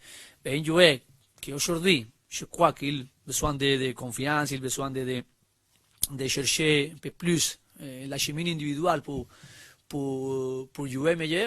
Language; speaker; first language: French; non-native, learner; Spanish